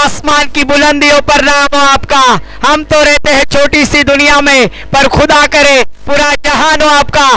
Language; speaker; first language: Hindi; non-native, local second language; Marathi